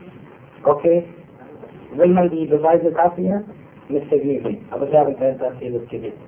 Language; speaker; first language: German; non-native, fluent; Arabic